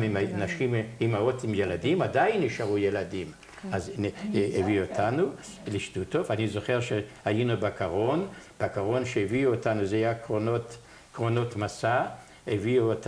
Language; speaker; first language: Hebrew; non-native, fluent; Yiddish